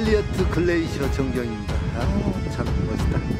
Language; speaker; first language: Korean; native; Korean